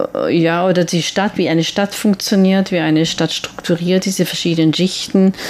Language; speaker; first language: German; native; German